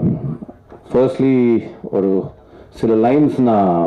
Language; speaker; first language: Tamil; non-native, learner; Telugu